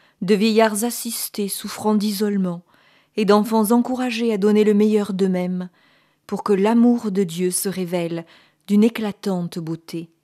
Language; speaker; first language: French; native; French